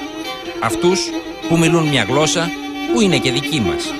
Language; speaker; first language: Greek; native; Greek